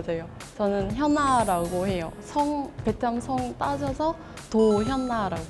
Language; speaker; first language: Korean; non-native, fluent; Vietnamese